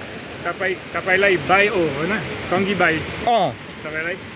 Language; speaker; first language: Nepali; non-native, learner; French